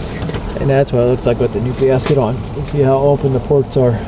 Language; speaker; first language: English; native; English